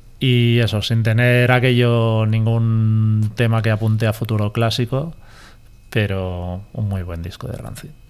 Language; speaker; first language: Spanish; non-native, local second language; Catalan